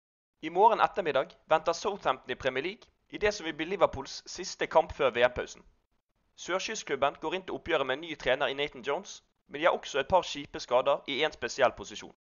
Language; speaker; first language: Norwegian; native; Norwegian